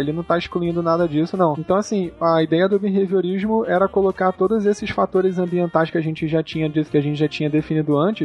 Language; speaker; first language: Portuguese; native; Portuguese